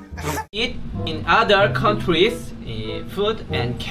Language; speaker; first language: English; non-native, fluent; Korean